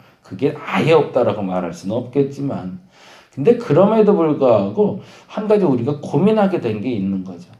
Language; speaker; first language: Korean; native; Korean